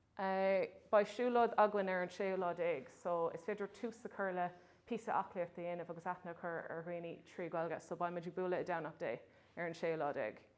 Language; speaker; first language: Irish; non-native, local second language; English